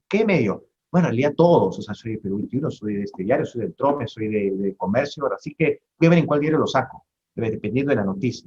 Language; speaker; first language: Spanish; native; Spanish